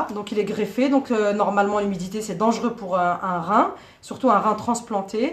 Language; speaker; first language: French; native; French